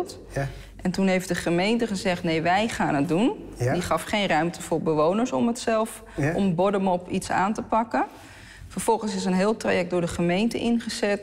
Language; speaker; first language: Dutch; native; Dutch